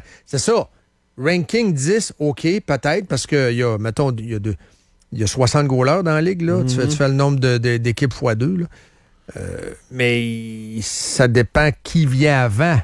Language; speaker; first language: French; native; French